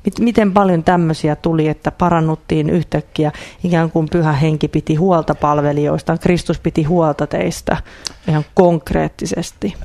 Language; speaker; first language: Finnish; native; Finnish